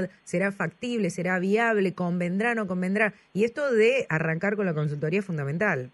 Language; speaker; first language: Spanish; native; Spanish